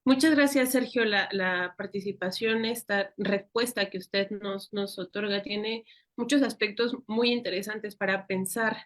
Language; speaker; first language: Spanish; native; Spanish